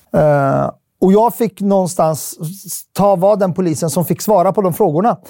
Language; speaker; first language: Swedish; early bilingual, other home language; Arabic